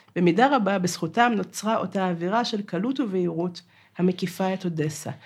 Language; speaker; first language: Hebrew; non-native, fluent; Russian